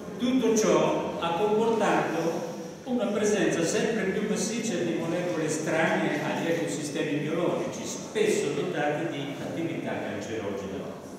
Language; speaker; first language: Italian; native; Italian